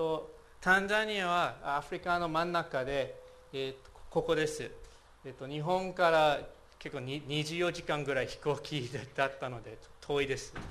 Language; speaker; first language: Japanese; non-native, fluent; English